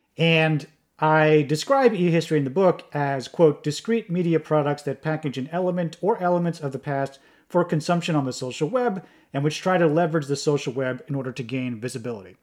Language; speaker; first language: English; native; English